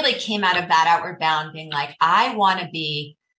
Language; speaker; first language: English; native; English